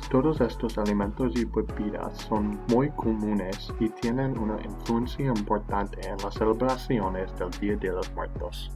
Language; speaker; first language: Spanish; non-native, learner; English